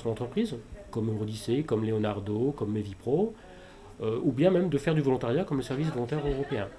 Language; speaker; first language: French; native; French